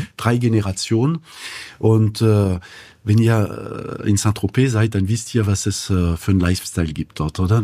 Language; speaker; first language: German; non-native, fluent; French